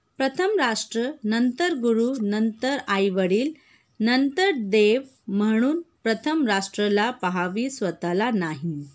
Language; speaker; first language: Marathi; non-native, local second language; Hindi